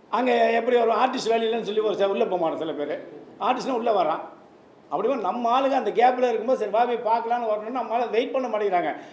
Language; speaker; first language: Tamil; native; Tamil